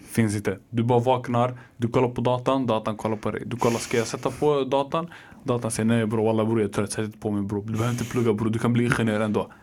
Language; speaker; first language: Swedish; early bilingual, other home language; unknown